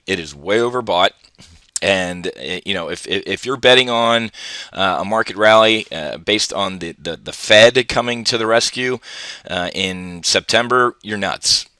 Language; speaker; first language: English; native; English